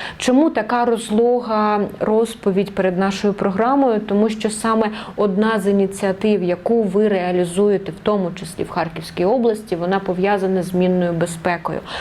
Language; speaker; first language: Ukrainian; native; Ukrainian